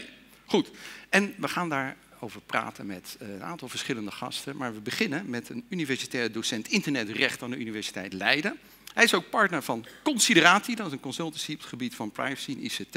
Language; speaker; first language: Dutch; native; Dutch